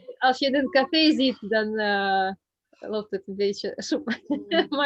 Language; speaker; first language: Dutch; non-native, fluent; Russian